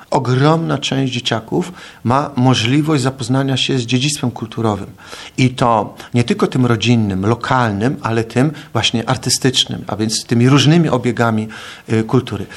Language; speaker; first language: Polish; native; Polish